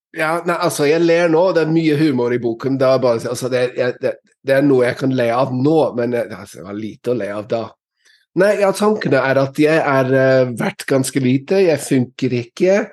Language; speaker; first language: Norwegian; non-native, fluent; English